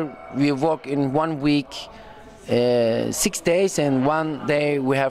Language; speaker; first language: English; non-native, learner; Turkish